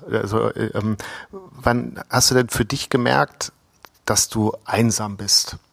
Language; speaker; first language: German; native; German